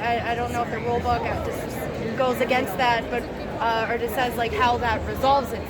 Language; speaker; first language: English; native; English